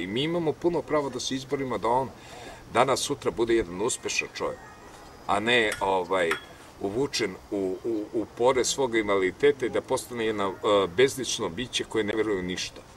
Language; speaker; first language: Serbian; native; Serbian